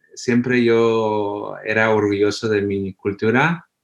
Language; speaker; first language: Spanish; early bilingual, heritage; Spanish